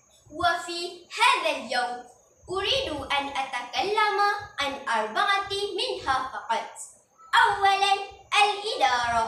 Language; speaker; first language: Arabic; non-native, learner; Malay